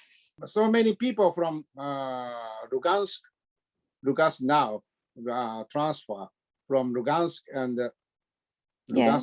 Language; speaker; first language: English; non-native, learner; Japanese